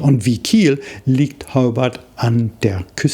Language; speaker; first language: German; non-native, fluent; English